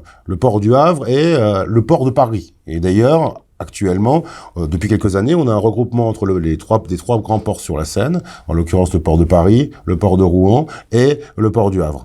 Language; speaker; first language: French; native; French